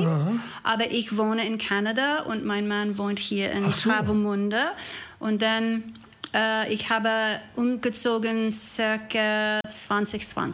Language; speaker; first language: German; non-native, learner; English